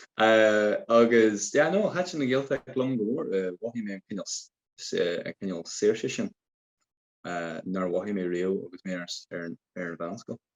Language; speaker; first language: Irish; non-native, local second language; English